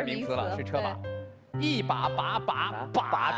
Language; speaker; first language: Chinese; native; Chinese